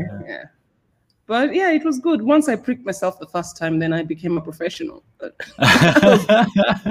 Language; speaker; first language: English; non-native, local second language; Swahili